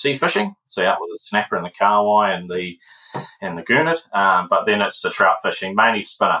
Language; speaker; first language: English; native; English